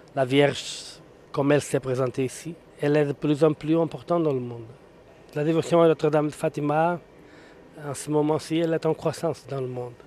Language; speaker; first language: French; non-native, fluent; Portuguese